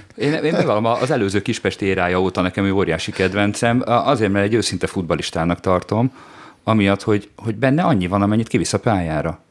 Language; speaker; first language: Hungarian; native; Hungarian